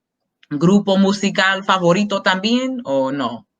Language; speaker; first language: Spanish; non-native, fluent; English